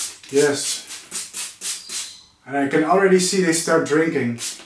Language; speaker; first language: English; non-native, fluent; Dutch